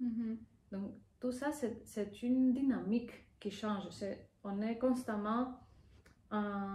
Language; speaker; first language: French; non-native, fluent; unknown